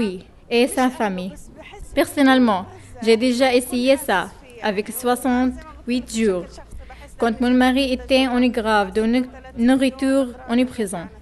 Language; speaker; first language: French; non-native, learner; Arabic